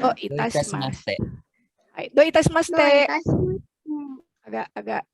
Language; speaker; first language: Japanese; non-native, fluent; Indonesian